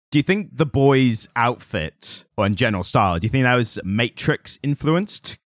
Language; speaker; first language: English; native; English